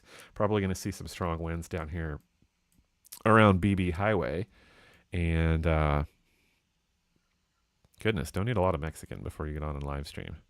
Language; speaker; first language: English; native; English